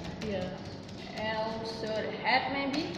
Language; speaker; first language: English; non-native, learner; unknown